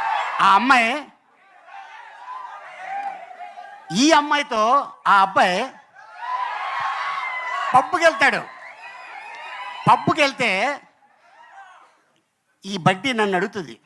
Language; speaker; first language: Telugu; native; Telugu